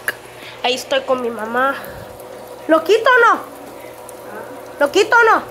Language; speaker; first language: Spanish; early bilingual, heritage; Spanish